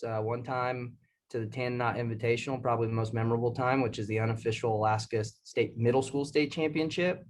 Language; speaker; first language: English; native; English